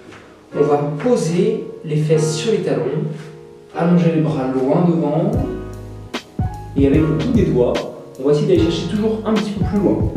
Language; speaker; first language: French; native; French